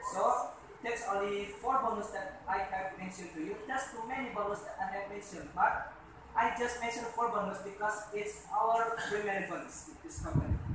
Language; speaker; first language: English; non-native, learner; Indonesian